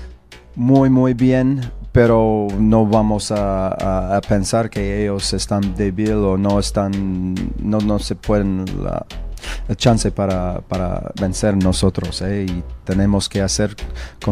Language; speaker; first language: Spanish; non-native, learner; English